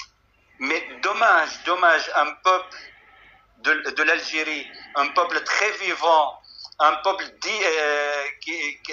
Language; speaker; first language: French; non-native, fluent; Arabic